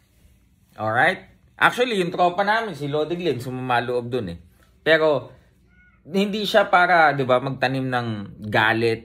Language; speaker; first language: Filipino; native; Filipino